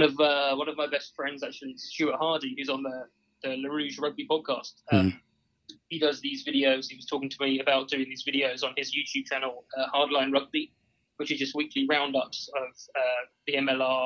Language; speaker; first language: English; native; English